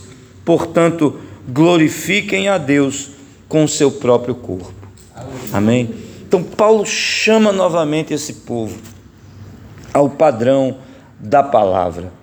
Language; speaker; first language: Portuguese; native; Portuguese